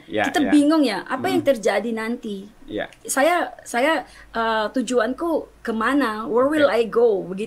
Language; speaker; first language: Indonesian; non-native, fluent; German